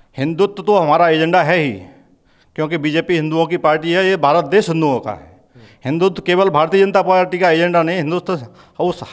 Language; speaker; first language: Hindi; native; Hindi